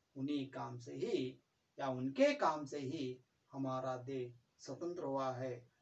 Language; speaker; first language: Hindi; non-native, local second language; Kannada